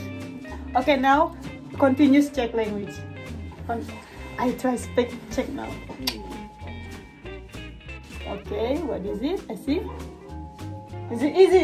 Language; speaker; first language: English; non-native, learner; Indonesian